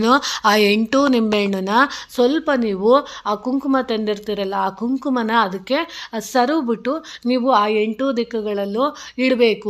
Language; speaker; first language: Kannada; native; Kannada